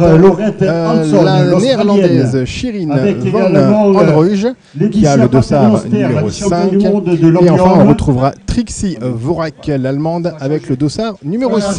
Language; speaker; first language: French; native; French